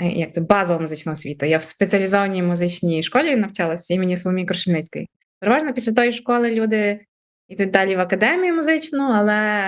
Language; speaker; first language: Ukrainian; native; Ukrainian